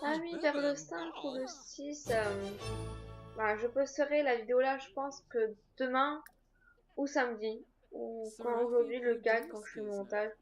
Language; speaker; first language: French; native; French